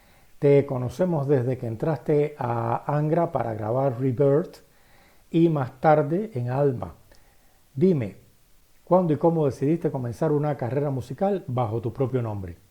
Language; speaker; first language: Spanish; native; Spanish